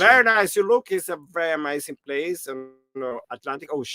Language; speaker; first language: English; non-native, learner; German